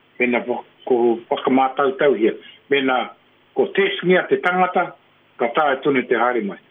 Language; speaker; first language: Māori; non-native, local second language; English